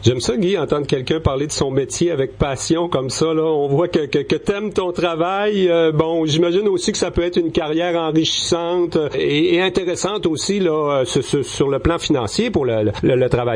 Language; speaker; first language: French; native; French